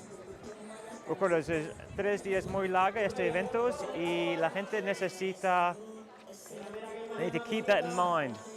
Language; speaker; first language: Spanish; non-native, learner; English